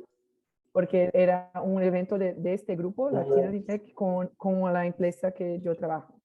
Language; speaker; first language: Spanish; non-native, learner; Portuguese